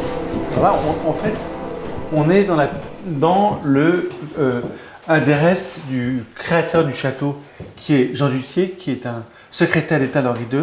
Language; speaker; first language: French; native; French